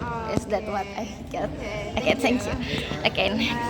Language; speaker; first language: English; non-native, learner; Indonesian